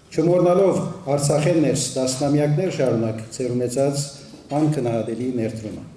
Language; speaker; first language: Armenian; early bilingual, heritage; Armenian